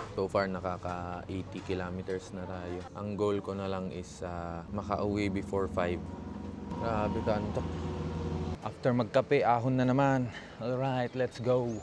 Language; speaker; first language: Filipino; non-native, local second language; Iloko